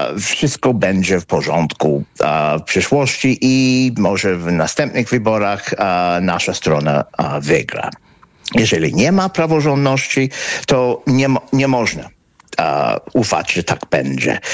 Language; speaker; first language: Polish; non-native, fluent; English